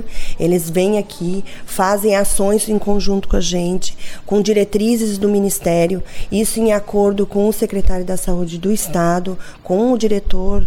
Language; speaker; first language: Portuguese; native; Portuguese